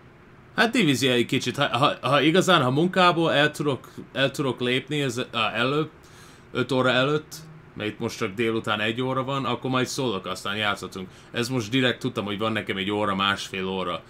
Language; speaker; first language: Hungarian; early bilingual, heritage; Hungarian